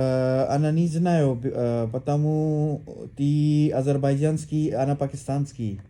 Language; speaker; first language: Russian; non-native, learner; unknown